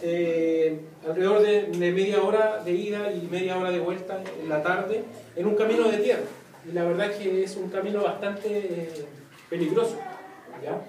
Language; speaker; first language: Spanish; native; Spanish